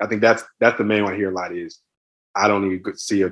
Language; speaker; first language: English; native; English